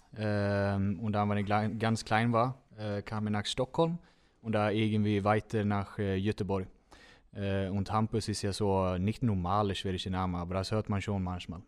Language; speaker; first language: German; non-native, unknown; Swedish